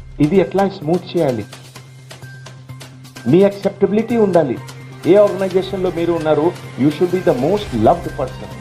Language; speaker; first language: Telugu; non-native, fluent; Hindi